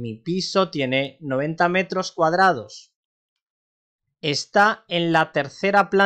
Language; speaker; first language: Spanish; non-native, fluent; Urdu